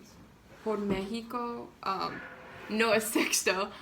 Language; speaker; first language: Spanish; non-native, learner; English